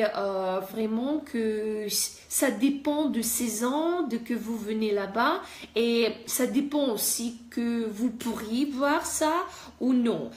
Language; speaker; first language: French; non-native, fluent; Russian